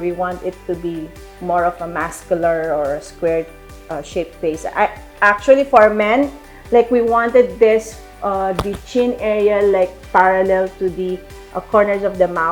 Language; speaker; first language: English; non-native, local second language; Filipino